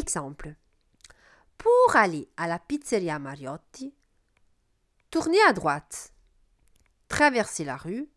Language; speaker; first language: French; non-native, fluent; Italian